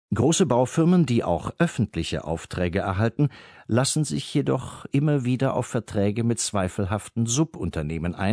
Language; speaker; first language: German; native; German